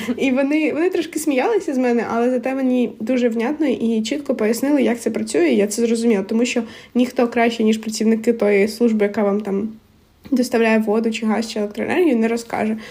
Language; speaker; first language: Ukrainian; non-native, local second language; Russian